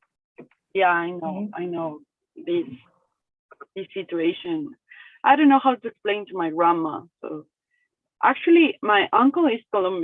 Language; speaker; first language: English; non-native, learner; Spanish